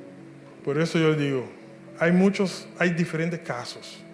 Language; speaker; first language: Spanish; non-native, local second language; Papiamento